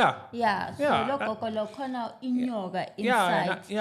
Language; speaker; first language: English; non-native, local second language; Zulu